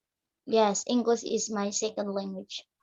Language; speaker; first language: English; non-native, fluent; Indonesian